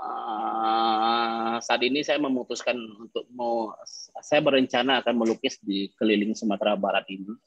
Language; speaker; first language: Indonesian; non-native, local second language; Minangkabau